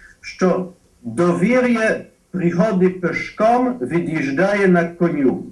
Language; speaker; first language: Ukrainian; non-native, fluent; Polish